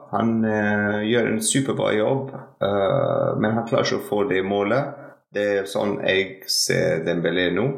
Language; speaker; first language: Norwegian; non-native, fluent; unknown